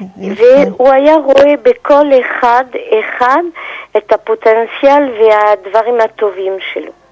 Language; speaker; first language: Hebrew; non-native, fluent; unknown